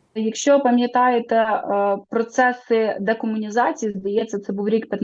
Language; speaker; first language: Ukrainian; native; Ukrainian